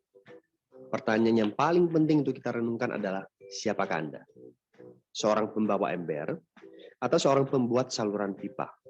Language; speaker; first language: Indonesian; native; Indonesian